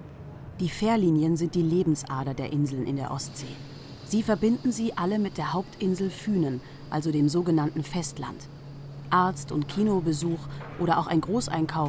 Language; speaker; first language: German; native; German